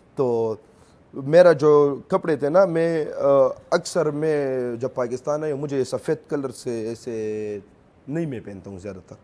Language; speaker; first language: Urdu; non-native, local second language; Pashto